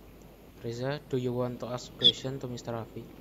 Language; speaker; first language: English; non-native, learner; Indonesian